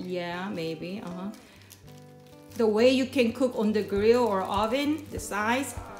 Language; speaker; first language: English; non-native, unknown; Korean